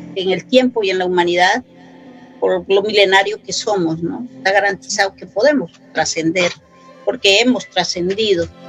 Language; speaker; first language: Spanish; non-native, local second language; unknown